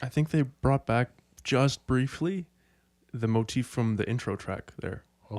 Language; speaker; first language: English; native; English